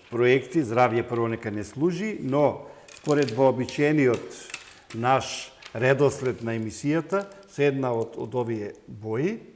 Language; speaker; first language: Macedonian; native; Macedonian